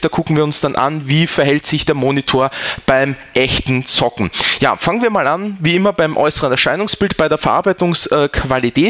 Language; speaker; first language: German; native; German